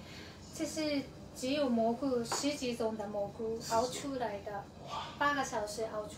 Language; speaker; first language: Chinese; non-native, fluent; Japanese